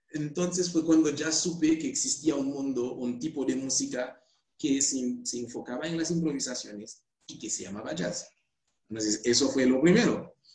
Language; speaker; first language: Spanish; non-native, fluent; Haitian Creole